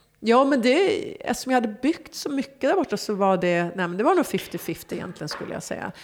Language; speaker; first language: Swedish; early bilingual, other home language; Persian